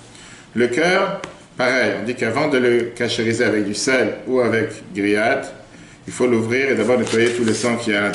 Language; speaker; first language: French; native; French